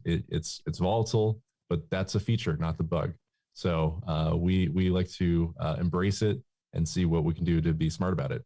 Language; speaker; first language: English; native; English